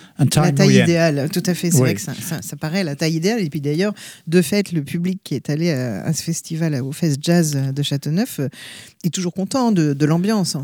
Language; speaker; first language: French; native; French